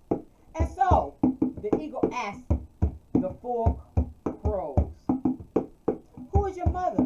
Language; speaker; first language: English; native; English